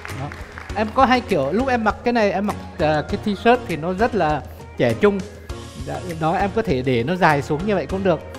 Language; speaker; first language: Vietnamese; native; Vietnamese